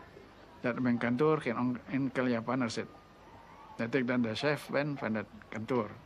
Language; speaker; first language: Dutch; non-native, local second language; Indonesian